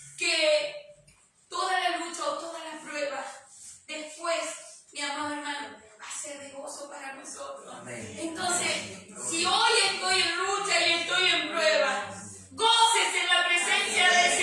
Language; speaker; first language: Spanish; native; Spanish